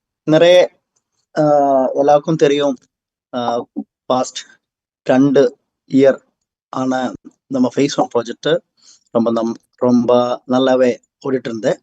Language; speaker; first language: Tamil; non-native, learner; Malayalam